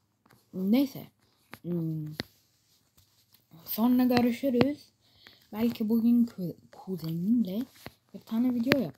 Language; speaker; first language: Turkish; early bilingual, heritage; Turkish